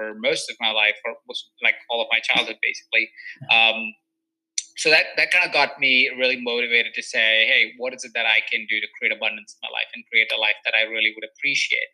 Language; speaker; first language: English; non-native, local second language; Hindi